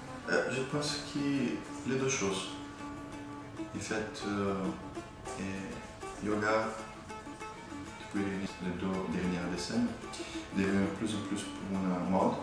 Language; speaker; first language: French; non-native, fluent; Portuguese